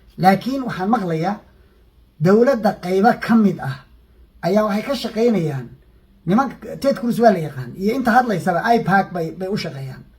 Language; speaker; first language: Somali; native; Somali